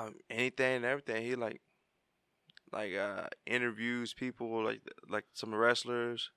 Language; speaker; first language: English; early bilingual, other home language; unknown